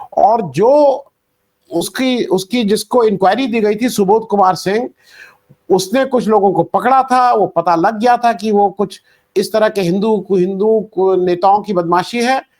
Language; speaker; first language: Hindi; native; Hindi